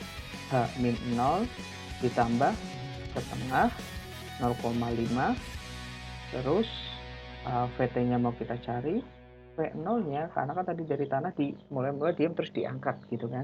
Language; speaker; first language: Indonesian; native; Indonesian